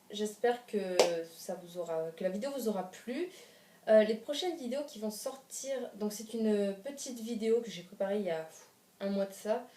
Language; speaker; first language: French; native; French